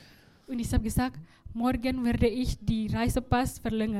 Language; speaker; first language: German; non-native, learner; Indonesian